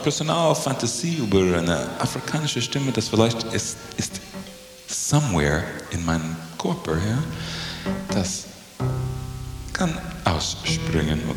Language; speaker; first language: German; non-native, learner; English